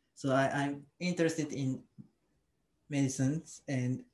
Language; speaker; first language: English; non-native, learner; Japanese